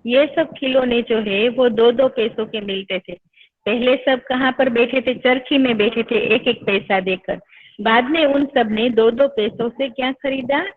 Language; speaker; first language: Hindi; non-native, local second language; Gujarati